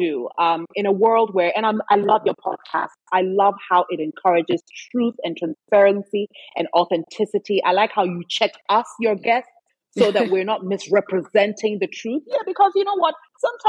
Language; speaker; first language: English; non-native, local second language; Akan